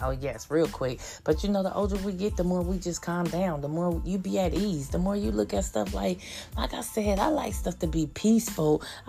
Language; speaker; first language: English; native; English